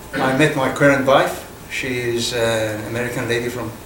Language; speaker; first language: English; non-native, fluent; Persian